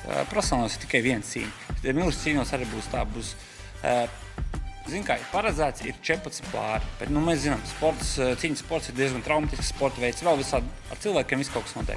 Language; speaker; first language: Latvian; native; Latvian